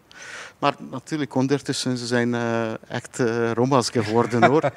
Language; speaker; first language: Dutch; non-native, fluent; Hungarian